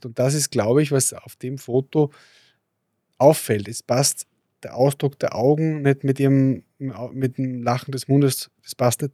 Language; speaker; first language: German; native; German